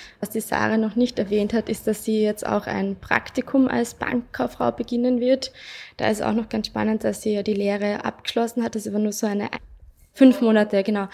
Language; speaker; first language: German; native; German